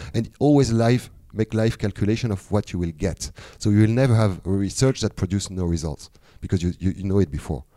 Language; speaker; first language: English; non-native, fluent; French